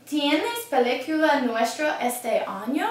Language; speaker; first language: Spanish; non-native, learner; English